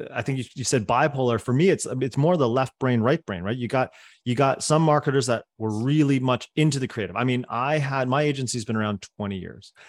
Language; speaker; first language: English; non-native, fluent; Cantonese